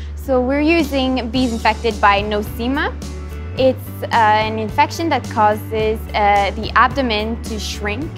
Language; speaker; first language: English; non-native, local second language; French